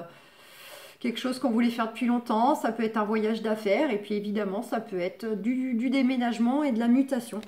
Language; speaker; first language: French; native; French